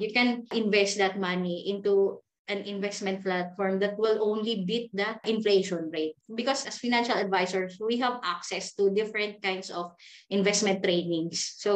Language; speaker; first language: English; non-native, local second language; Cebuano